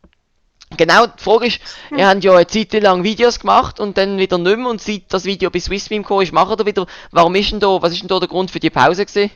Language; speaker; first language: German; native; German